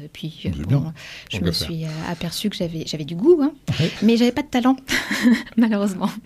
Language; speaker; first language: French; native; French